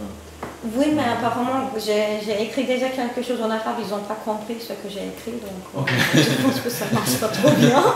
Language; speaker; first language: French; non-native, fluent; Turkish